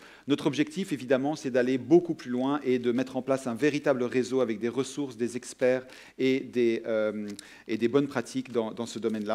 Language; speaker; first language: French; native; French